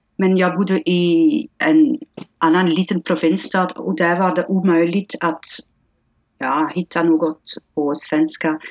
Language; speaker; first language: Swedish; non-native, fluent; Dutch